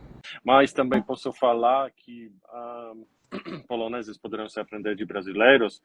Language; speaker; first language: Portuguese; non-native, learner; Polish